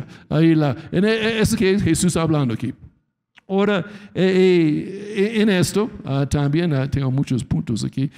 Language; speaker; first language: Spanish; non-native, fluent; English